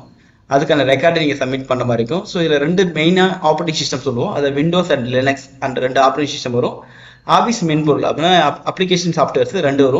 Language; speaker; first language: Tamil; native; Tamil